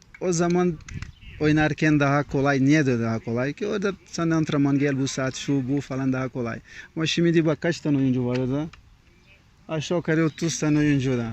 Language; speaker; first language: Turkish; non-native, learner; Portuguese